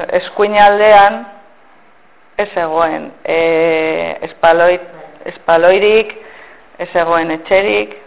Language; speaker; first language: Basque; non-native, local second language; Spanish